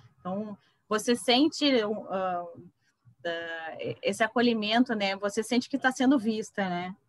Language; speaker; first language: Portuguese; native; Portuguese